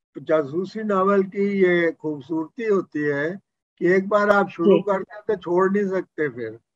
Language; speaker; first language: Hindi; non-native, local second language; Punjabi